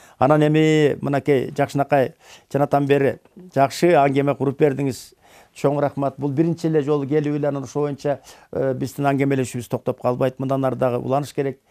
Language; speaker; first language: Kyrgyz; native; Kyrgyz